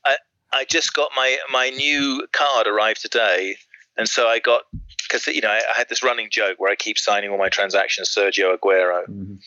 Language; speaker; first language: English; native; English